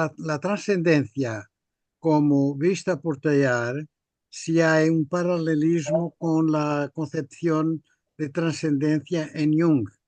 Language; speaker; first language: Spanish; non-native, fluent; Portuguese